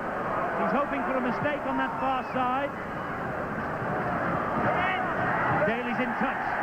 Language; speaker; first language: English; native; English